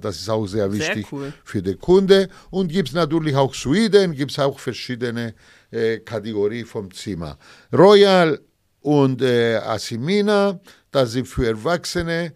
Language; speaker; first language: German; non-native, fluent; Greek